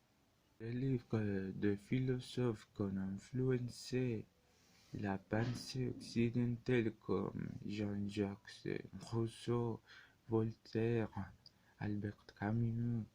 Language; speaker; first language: French; non-native, learner; Spanish